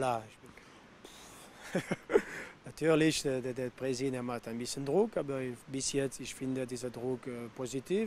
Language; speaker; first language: German; non-native, local second language; French